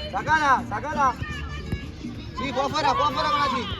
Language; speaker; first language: Spanish; native; Spanish